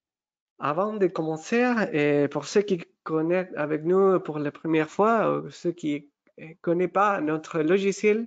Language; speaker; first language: French; non-native, fluent; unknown